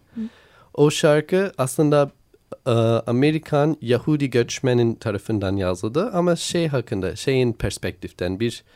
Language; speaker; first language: Turkish; non-native, learner; English